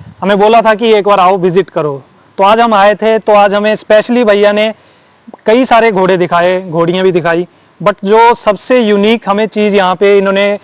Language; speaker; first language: Hindi; native; Hindi